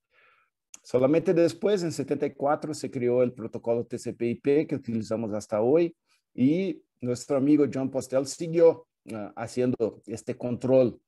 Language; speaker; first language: Spanish; non-native, fluent; Portuguese